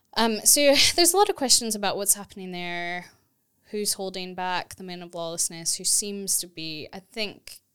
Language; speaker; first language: English; native; English